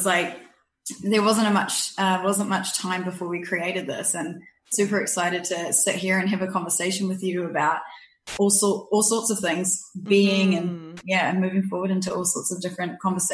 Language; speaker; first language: English; native; English